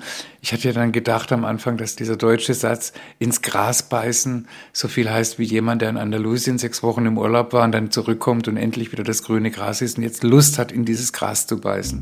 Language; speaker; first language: German; early bilingual, other home language; Spanish